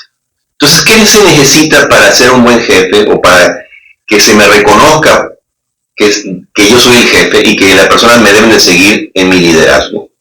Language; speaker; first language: Spanish; native; Spanish